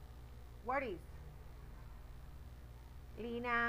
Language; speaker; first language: English; non-native, learner; Spanish